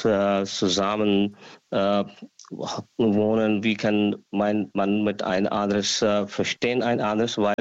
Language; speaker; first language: German; non-native, learner; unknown